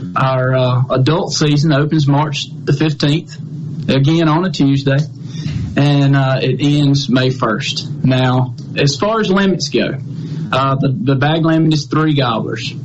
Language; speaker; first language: English; native; English